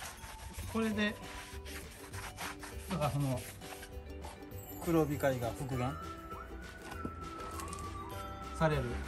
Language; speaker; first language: Japanese; native; Japanese